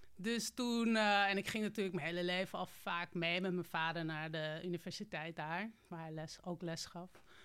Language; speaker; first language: Dutch; native; Dutch